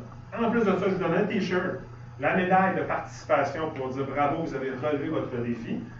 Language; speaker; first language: French; native; French